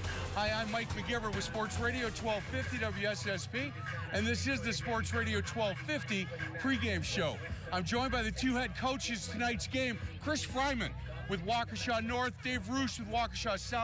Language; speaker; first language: English; native; English